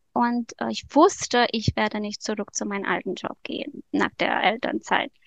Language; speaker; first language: German; non-native, fluent; Romanian